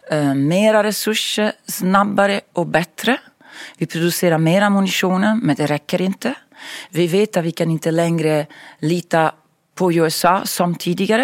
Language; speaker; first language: Swedish; non-native, fluent; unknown